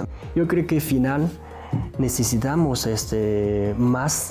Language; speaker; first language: Spanish; non-native, learner; Chinese